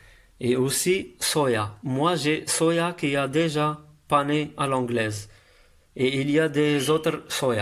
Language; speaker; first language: French; non-native, learner; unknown